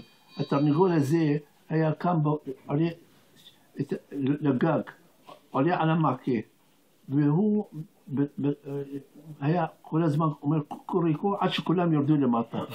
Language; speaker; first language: Hebrew; non-native, fluent; Arabic